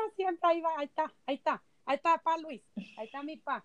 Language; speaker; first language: Spanish; early bilingual, heritage; Spanish